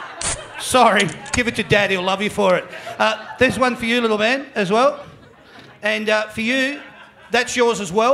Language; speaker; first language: English; native; English